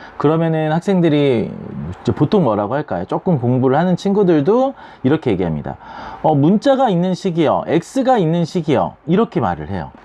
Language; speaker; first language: Korean; native; Korean